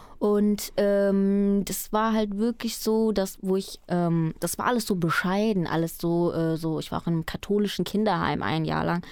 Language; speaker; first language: German; early bilingual, other home language; Spanish